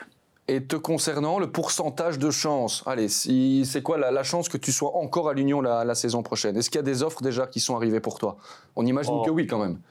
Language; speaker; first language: French; native; French